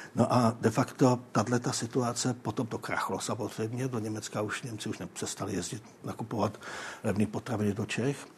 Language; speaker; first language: Czech; native; Czech